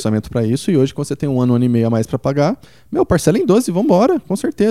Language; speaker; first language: Portuguese; native; Portuguese